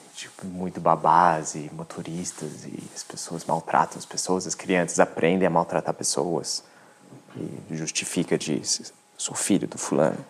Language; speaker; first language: Portuguese; non-native, fluent; French